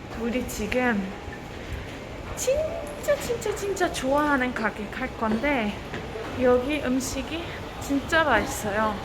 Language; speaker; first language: Korean; non-native, fluent; French